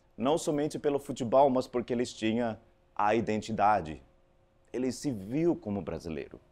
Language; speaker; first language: Portuguese; non-native, fluent; Afrikaans